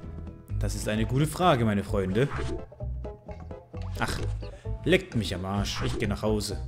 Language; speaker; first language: German; native; German